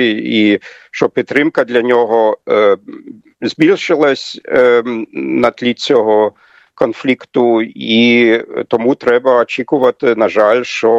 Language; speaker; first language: Ukrainian; non-native, fluent; German